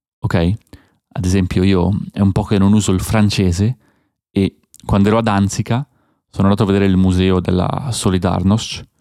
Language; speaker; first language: Italian; native; Italian